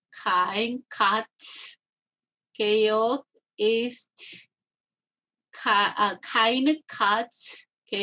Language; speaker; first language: German; non-native, learner; Korean